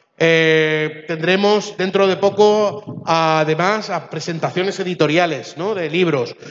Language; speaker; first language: Spanish; early bilingual, other home language; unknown